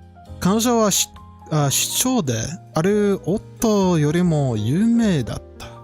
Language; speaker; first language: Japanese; non-native, learner; English